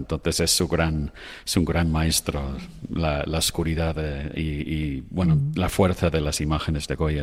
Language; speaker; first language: Spanish; non-native, fluent; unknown